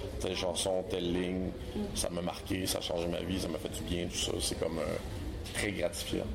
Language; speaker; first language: French; native; French